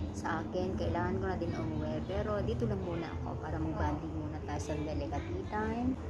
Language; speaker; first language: Filipino; native; Filipino